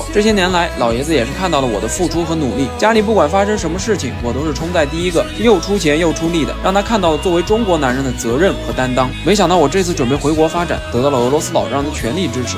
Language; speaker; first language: Chinese; native; Chinese